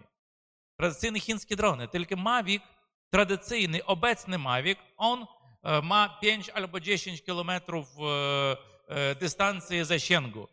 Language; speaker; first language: Polish; non-native, fluent; Ukrainian